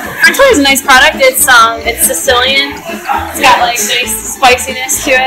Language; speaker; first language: English; native; English